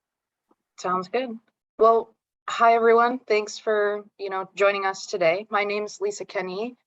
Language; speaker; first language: English; native; English